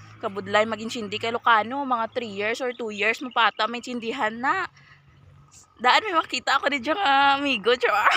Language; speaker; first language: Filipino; non-native, local second language; Kinaray-a